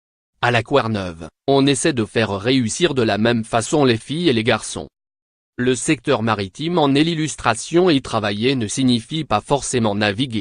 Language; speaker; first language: French; native; French